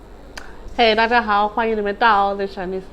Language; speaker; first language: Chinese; non-native, learner; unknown